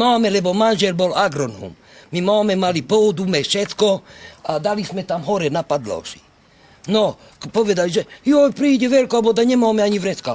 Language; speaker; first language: Slovak; non-native, local second language; Hungarian